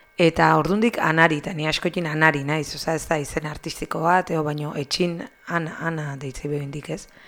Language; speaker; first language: Basque; native; Basque